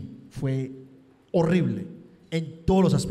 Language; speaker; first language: Spanish; native; Spanish